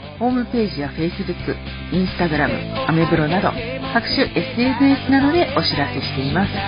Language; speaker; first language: Japanese; native; Japanese